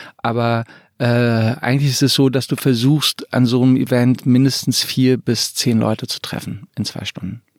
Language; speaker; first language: German; early bilingual, other home language; Croatian